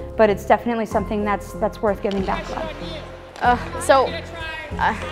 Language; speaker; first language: English; native; English